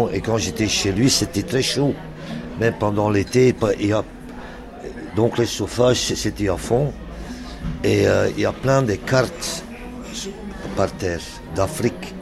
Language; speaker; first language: French; non-native, local second language; Dutch